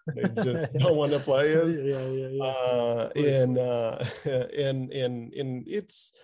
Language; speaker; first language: English; non-native, fluent; Portuguese